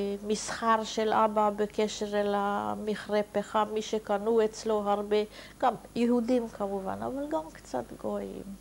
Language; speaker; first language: Hebrew; non-native, fluent; Hungarian